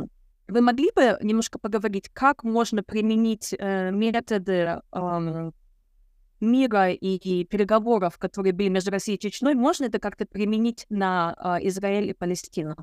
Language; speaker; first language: Russian; non-native, local second language; Ukrainian